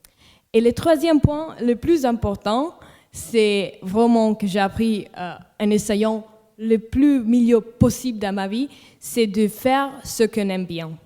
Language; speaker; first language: French; non-native, local second language; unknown